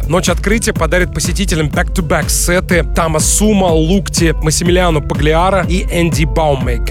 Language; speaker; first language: Russian; native; Russian